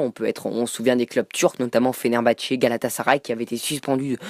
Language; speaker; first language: French; native; French